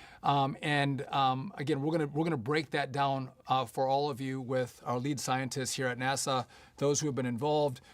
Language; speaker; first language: English; native; English